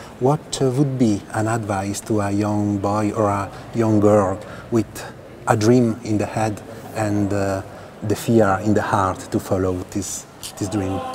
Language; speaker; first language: English; non-native, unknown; Italian